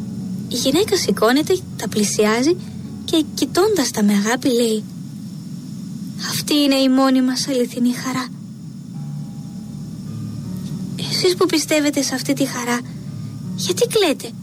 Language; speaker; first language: Greek; native; Greek